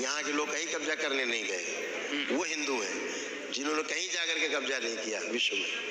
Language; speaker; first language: Hindi; native; Hindi